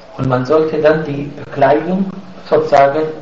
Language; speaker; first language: German; non-native, fluent; Arabic